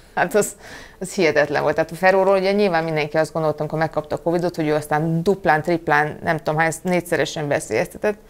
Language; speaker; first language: Hungarian; non-native, fluent; English